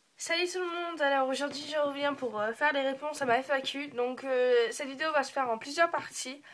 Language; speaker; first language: French; early bilingual, other home language; English